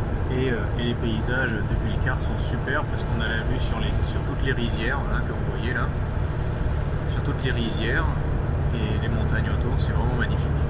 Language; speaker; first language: French; native; French